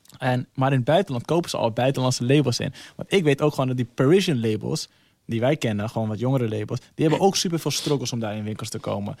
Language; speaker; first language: Dutch; early bilingual, other home language; Somali